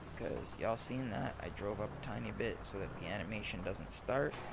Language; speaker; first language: English; native; English